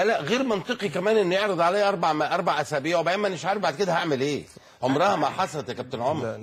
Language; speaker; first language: Arabic; native; Arabic